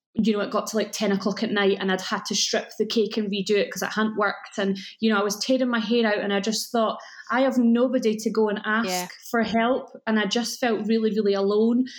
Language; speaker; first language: English; native; English